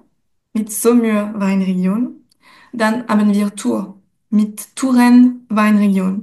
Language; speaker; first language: German; non-native, fluent; French